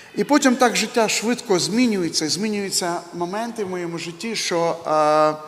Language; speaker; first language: Ukrainian; native; Ukrainian